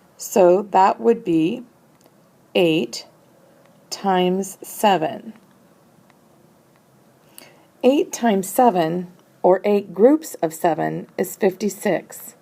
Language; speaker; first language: English; native; English